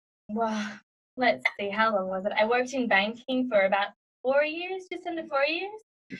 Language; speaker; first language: English; native; English